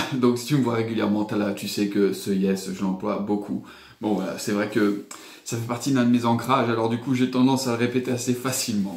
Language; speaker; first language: French; native; French